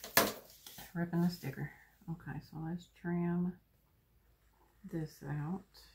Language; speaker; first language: English; native; English